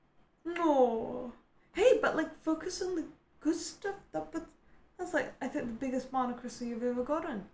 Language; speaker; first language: English; native; English